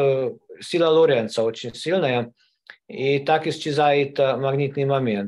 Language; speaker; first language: Russian; non-native, learner; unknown